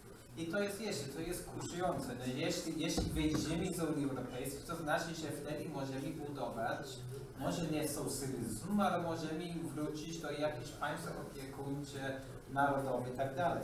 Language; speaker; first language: Polish; non-native, learner; English